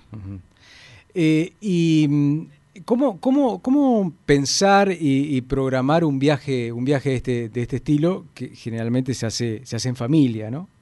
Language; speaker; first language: Spanish; native; Spanish